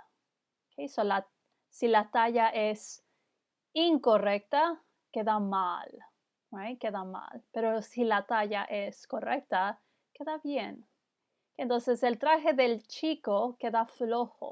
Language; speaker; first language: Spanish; non-native, fluent; English